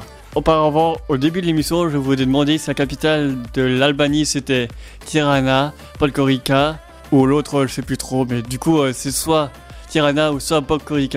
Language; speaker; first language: French; native; French